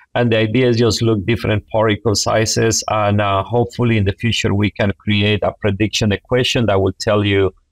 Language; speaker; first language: English; non-native, fluent; Spanish